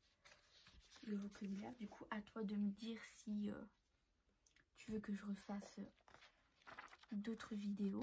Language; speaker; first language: French; native; French